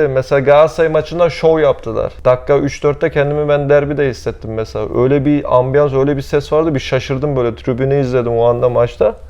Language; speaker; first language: Turkish; early bilingual, heritage; Turkish